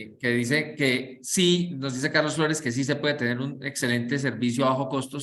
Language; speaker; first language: Spanish; native; Spanish